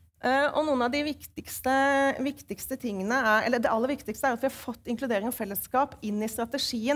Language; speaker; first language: Norwegian; native; Norwegian